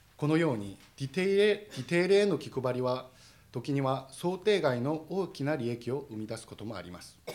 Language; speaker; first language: Japanese; non-native, fluent; Korean